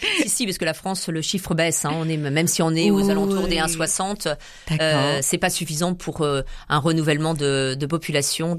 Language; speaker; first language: French; native; French